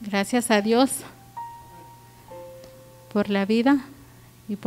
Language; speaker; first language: Spanish; native; Spanish